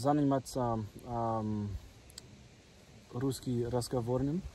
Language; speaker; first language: Russian; non-native, learner; German